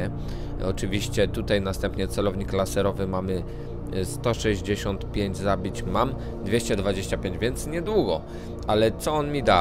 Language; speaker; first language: Polish; native; Polish